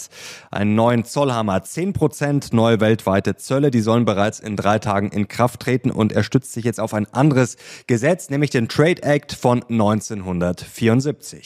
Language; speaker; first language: German; native; German